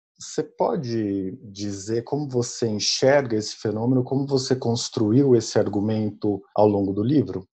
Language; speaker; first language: Portuguese; native; Portuguese